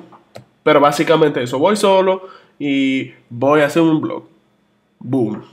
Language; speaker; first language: Spanish; native; Spanish